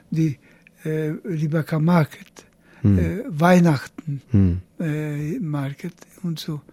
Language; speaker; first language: German; non-native, learner; Polish